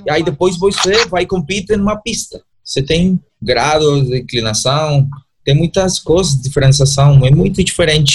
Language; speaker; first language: Portuguese; non-native, learner; Spanish